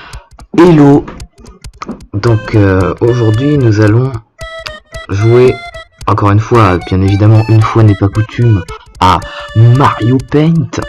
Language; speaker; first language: French; native; French